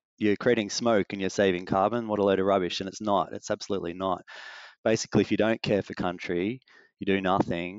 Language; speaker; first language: English; native; English